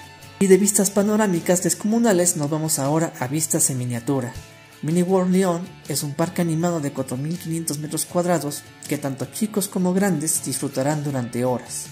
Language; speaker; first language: Spanish; native; Spanish